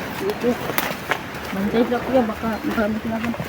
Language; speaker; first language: Filipino; non-native, local second language; Cebuano